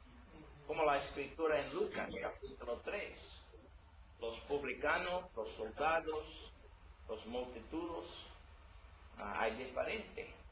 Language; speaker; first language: Spanish; non-native, learner; English